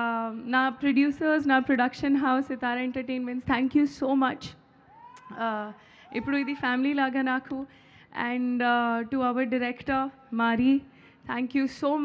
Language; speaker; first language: Telugu; non-native, learner; Hindi